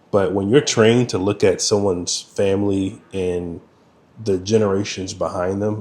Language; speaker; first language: English; native; English